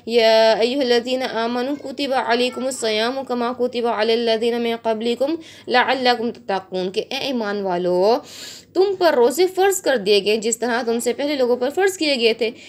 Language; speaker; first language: Urdu; native; Urdu